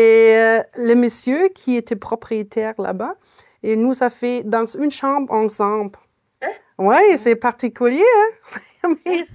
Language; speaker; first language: French; non-native, fluent; German